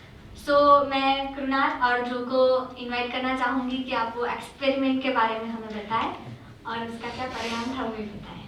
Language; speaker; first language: Hindi; native; Hindi